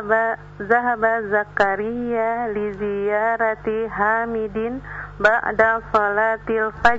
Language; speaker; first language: Arabic; non-native, learner; Indonesian